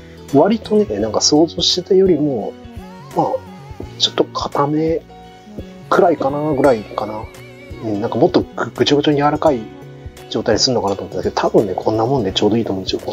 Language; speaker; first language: Japanese; native; Japanese